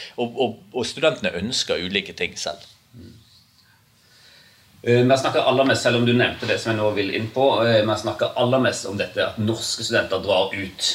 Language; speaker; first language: Norwegian; native; Norwegian